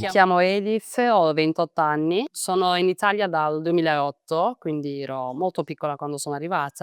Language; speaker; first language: Italian; early bilingual, other home language; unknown